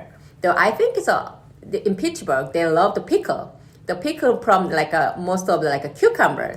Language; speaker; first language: English; non-native, learner; Korean